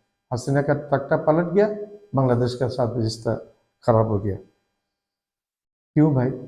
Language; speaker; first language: Hindi; non-native, learner; Bangla